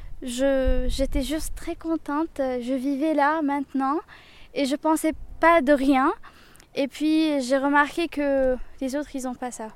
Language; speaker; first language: French; non-native, local second language; Arabic